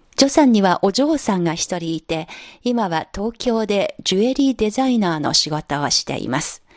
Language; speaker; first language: Japanese; non-native, fluent; Chinese